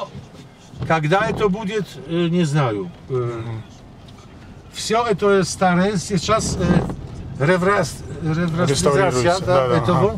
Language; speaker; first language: Russian; non-native, learner; Polish